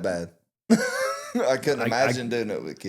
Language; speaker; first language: English; native; English